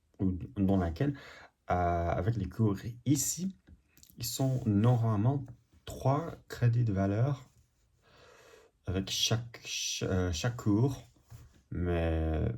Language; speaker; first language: French; non-native, learner; English